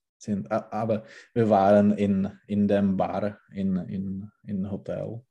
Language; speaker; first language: German; non-native, learner; Czech